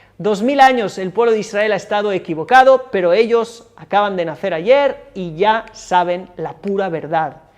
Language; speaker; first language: Spanish; native; Spanish